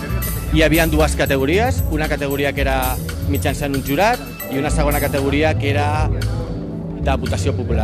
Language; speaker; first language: Catalan; native; Catalan